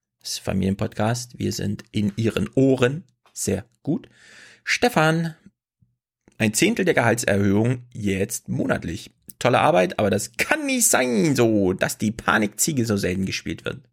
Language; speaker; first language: German; native; German